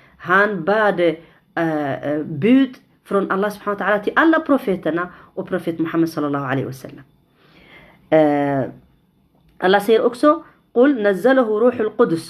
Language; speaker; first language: Swedish; non-native, fluent; Arabic